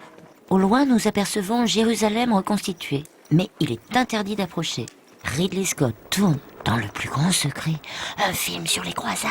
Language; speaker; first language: French; native; French